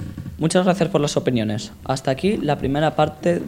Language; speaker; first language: Spanish; native; Spanish